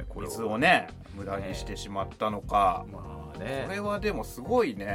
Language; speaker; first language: Japanese; native; Japanese